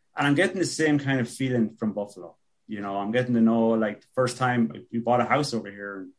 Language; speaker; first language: English; native; English